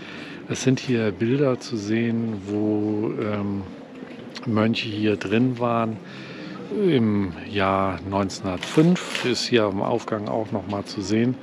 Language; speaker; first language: German; native; German